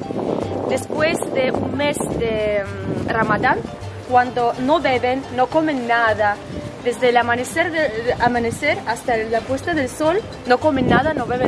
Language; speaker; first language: Spanish; non-native, learner; Tatar